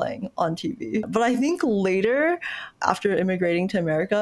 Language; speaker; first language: English; early bilingual, other home language; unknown